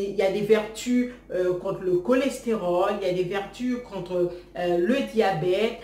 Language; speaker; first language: French; non-native, local second language; Haitian Creole